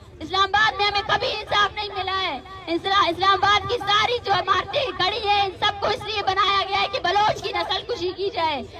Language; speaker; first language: Urdu; non-native, local second language; Baluchi